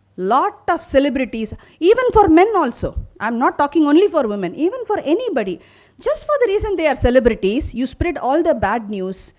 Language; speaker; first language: English; non-native, local second language; Tamil